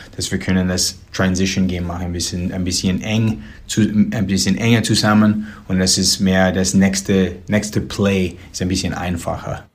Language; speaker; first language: German; non-native, learner; English